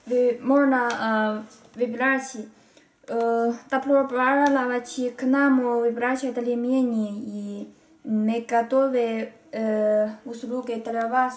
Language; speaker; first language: Russian; non-native, learner; Chinese